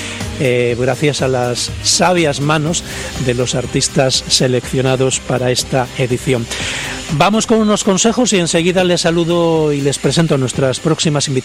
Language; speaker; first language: Spanish; native; Spanish